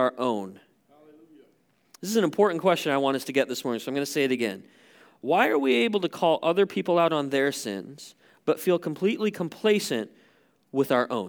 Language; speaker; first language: English; native; English